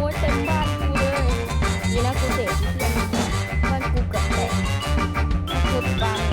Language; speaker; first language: Thai; native; Thai